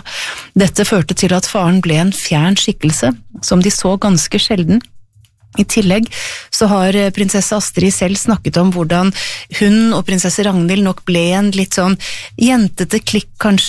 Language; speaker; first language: Norwegian; native; Norwegian